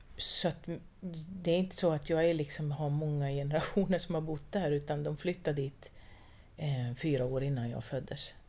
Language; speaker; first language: Swedish; native; Swedish